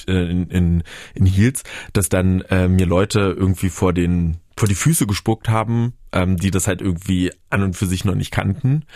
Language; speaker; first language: German; native; German